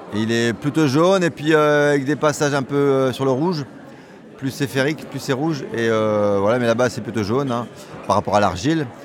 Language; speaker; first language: French; native; French